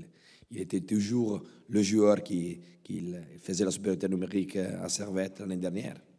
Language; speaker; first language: French; non-native, local second language; Italian